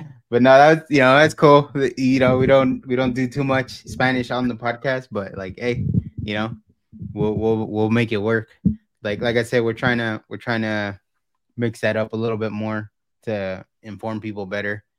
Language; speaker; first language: English; early bilingual, other home language; Spanish